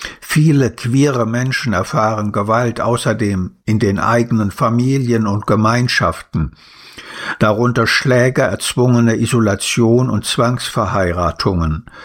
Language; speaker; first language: German; native; German